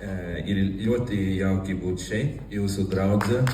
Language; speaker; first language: Latvian; early bilingual, heritage; Swedish